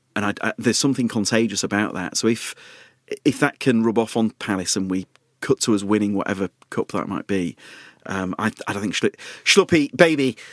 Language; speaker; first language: English; native; English